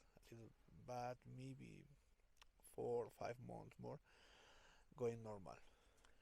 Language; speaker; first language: English; non-native, learner; Spanish